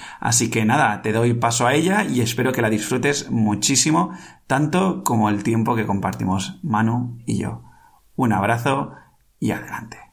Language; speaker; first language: Spanish; native; Spanish